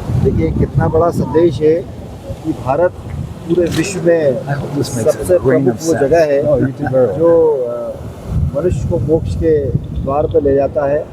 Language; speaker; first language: Hindi; native; Hindi